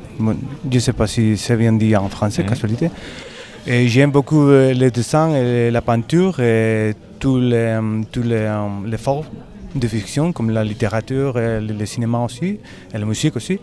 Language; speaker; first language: French; non-native, learner; Spanish